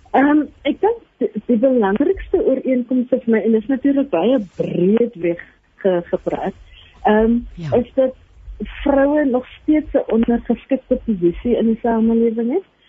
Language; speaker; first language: Afrikaans; native; Afrikaans